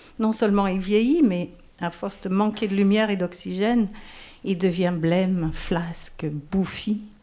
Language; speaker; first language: French; non-native, fluent; English